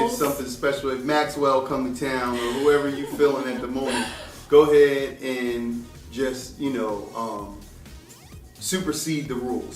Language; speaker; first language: English; native; English